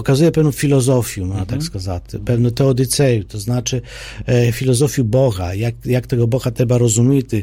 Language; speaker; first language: Polish; non-native, fluent; Ukrainian